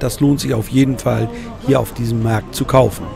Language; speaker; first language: German; native; German